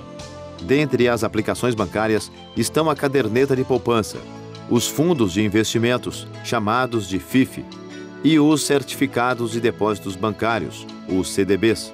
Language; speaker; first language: Portuguese; native; Portuguese